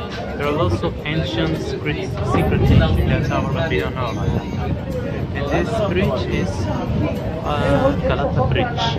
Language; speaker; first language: English; non-native, fluent; Turkish